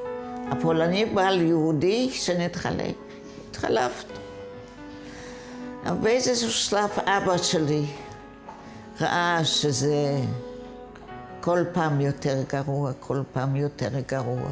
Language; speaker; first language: Hebrew; non-native, fluent; Yiddish